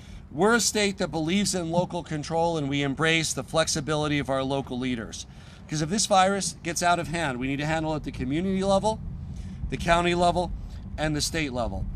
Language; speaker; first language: English; native; English